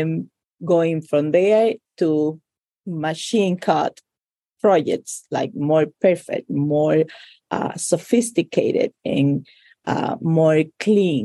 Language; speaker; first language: English; non-native, fluent; Spanish